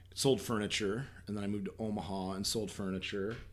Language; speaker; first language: English; native; English